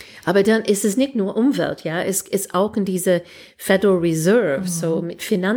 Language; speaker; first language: German; non-native, fluent; English